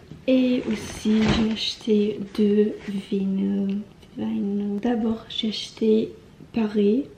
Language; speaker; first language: French; non-native, learner; English